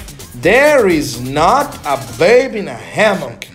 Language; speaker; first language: English; non-native, fluent; Portuguese